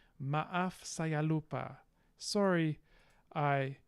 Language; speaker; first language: Indonesian; non-native, learner; English